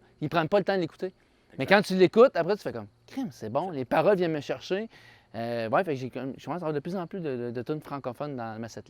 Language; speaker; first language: French; native; French